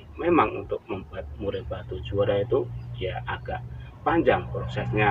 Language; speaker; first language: Indonesian; native; Indonesian